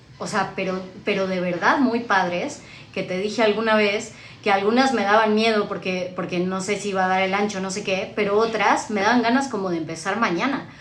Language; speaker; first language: Spanish; native; Spanish